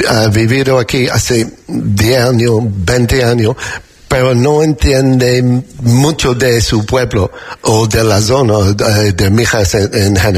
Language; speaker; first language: Spanish; non-native, learner; English